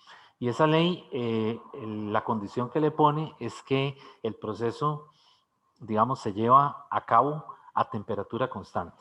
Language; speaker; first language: Spanish; native; Spanish